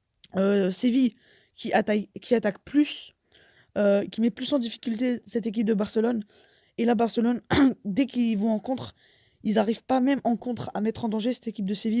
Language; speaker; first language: French; native; French